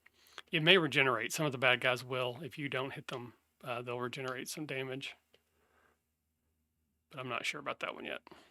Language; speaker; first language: English; native; English